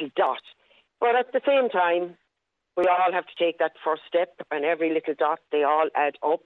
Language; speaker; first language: English; native; English